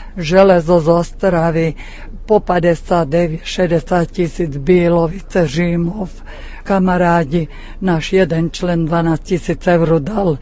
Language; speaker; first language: Czech; early bilingual, heritage; Czech